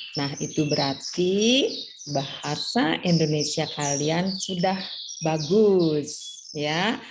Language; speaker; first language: Indonesian; native; Indonesian